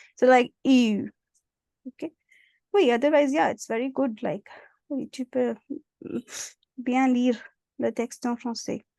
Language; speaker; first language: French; non-native, fluent; Hindi